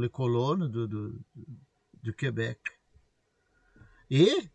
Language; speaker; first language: French; non-native, learner; Portuguese